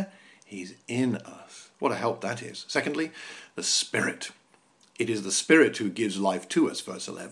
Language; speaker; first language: English; native; English